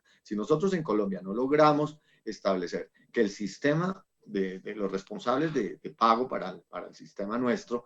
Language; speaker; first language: Spanish; native; Spanish